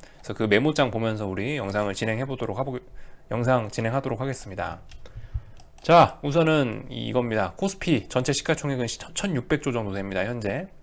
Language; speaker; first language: Korean; native; Korean